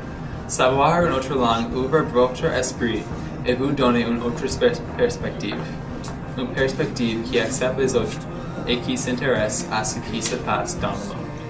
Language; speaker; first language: French; non-native, learner; English